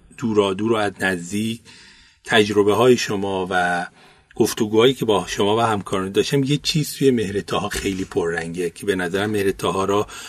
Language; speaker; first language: Persian; native; Persian